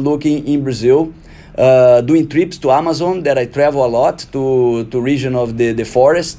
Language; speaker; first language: English; non-native, fluent; Portuguese